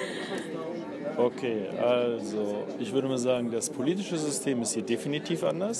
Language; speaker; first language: German; native; German